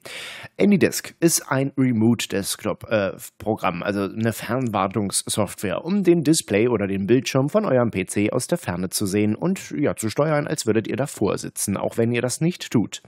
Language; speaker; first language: German; native; German